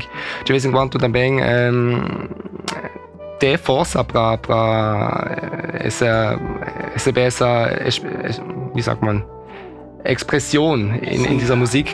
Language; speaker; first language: Portuguese; early bilingual, heritage; German